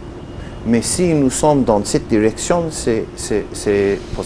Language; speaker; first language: French; non-native, learner; Hebrew